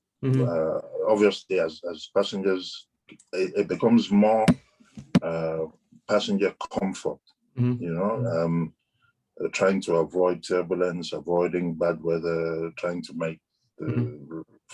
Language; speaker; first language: English; non-native, local second language; Yoruba